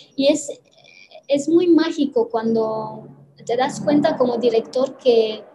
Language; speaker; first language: Spanish; non-native, fluent; Romanian